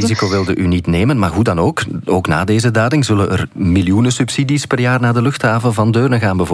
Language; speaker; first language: Dutch; native; Dutch